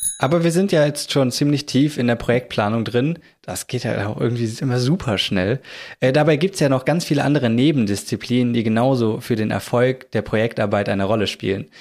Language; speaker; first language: German; native; German